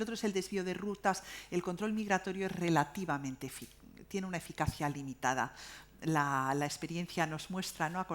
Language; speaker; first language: Spanish; native; Spanish